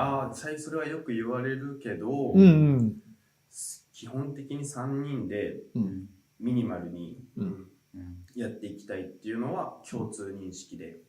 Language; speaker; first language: Japanese; native; Japanese